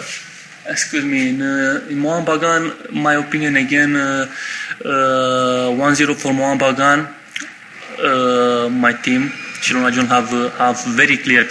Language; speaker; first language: English; non-native, learner; Romanian